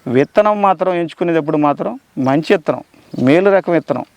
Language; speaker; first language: Telugu; native; Telugu